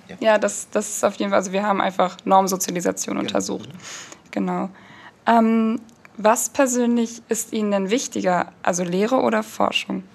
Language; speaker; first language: German; early bilingual, other home language; Turkish